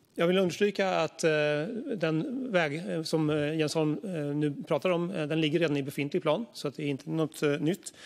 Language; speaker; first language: Swedish; native; Swedish